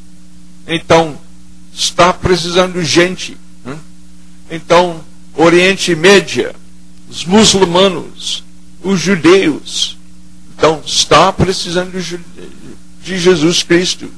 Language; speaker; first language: Portuguese; non-native, fluent; English